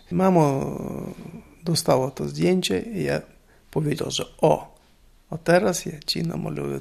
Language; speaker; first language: Polish; non-native, learner; Russian